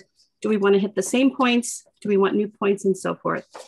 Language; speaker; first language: English; native; English